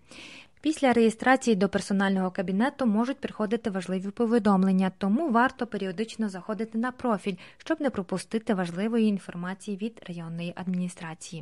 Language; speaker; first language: Ukrainian; native; Ukrainian